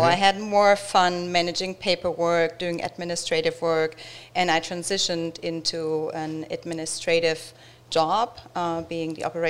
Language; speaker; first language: English; non-native, fluent; German